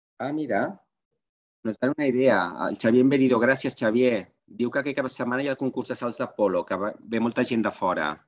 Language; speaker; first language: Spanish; non-native, local second language; Catalan